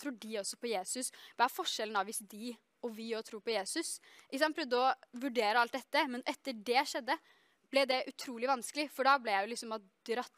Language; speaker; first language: Norwegian; native; Norwegian